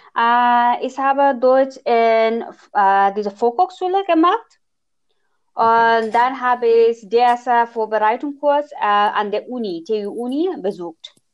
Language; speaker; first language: German; non-native, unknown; Nepali